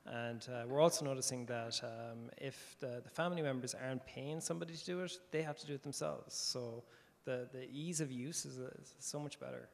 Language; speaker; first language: English; native; English